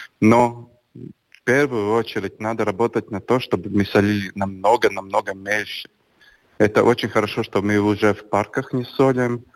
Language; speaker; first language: Russian; non-native, local second language; Latvian